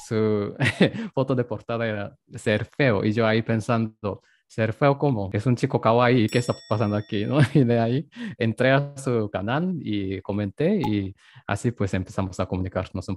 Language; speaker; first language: Spanish; non-native, fluent; Japanese